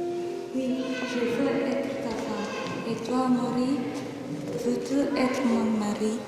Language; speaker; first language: French; non-native, learner; Indonesian